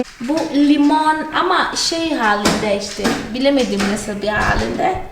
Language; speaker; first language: Turkish; non-native, fluent; Portuguese